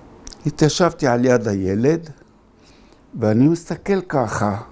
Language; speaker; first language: Hebrew; early bilingual, other home language; Arabic